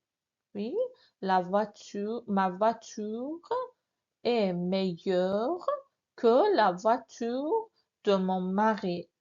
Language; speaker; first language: French; non-native, fluent; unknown